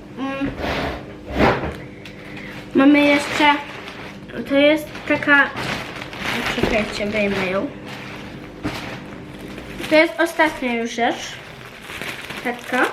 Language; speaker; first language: Polish; native; Polish